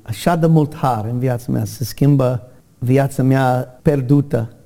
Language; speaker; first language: Romanian; non-native, learner; English